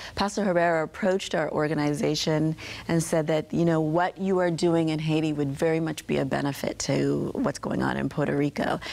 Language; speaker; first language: English; native; English